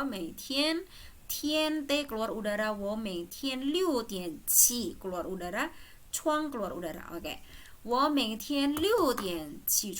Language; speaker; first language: Chinese; non-native, fluent; Indonesian